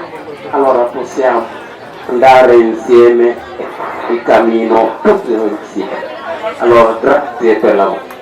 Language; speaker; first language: Italian; non-native, learner; Wolof